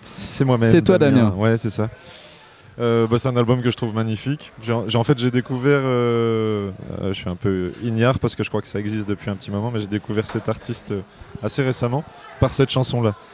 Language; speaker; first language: French; native; French